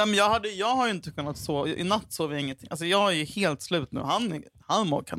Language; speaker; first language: Swedish; native; Swedish